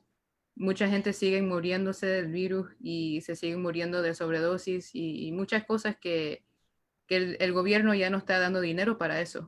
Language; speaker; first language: Spanish; early bilingual, heritage; Spanish